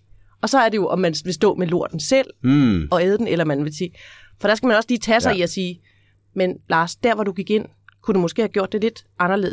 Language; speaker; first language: Danish; native; Danish